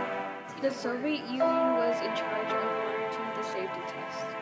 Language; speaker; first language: English; native; English